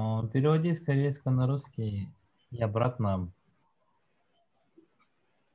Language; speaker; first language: Russian; non-native, fluent; Korean